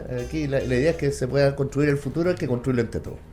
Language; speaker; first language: Spanish; native; Spanish